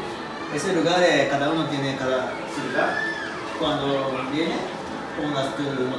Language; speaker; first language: Spanish; non-native, learner; Japanese